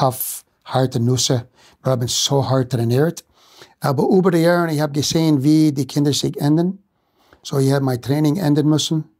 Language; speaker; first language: German; non-native, fluent; English